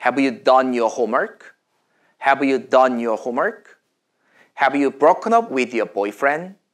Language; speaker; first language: English; non-native, fluent; Korean